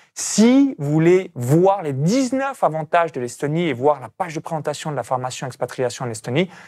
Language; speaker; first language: French; native; French